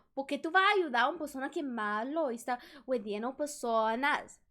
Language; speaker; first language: Spanish; non-native, learner; English